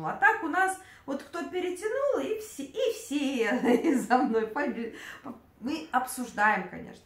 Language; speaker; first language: Russian; native; Russian